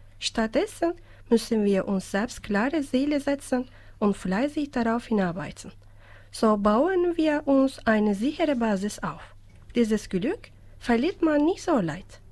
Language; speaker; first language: German; non-native, fluent; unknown